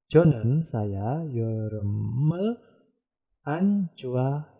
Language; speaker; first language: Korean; non-native, learner; Indonesian